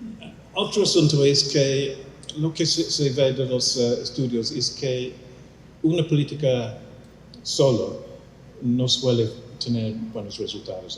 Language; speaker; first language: Spanish; non-native, fluent; English